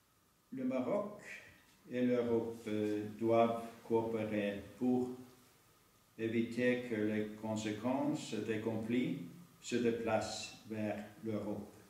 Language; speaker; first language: French; non-native, fluent; Norwegian